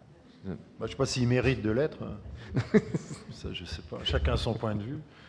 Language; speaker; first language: French; native; French